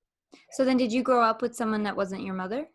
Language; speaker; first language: English; native; English